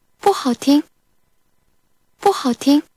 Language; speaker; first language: Chinese; non-native, learner; Korean